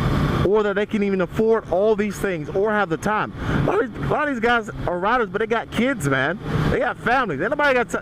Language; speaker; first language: English; native; English